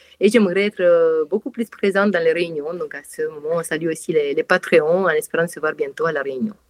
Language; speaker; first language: French; non-native, fluent; Romanian